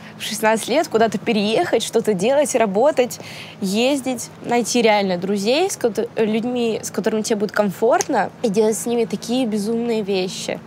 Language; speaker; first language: Russian; native; Russian